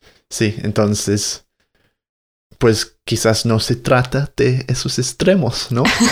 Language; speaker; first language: Spanish; non-native, fluent; English